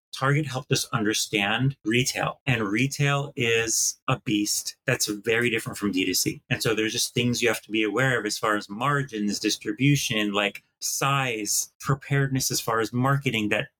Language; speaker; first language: English; native; English